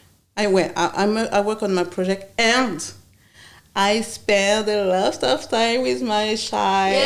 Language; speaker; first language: English; non-native, learner; French